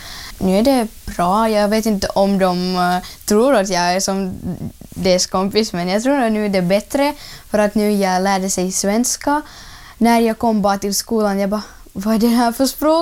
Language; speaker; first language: Swedish; non-native, learner; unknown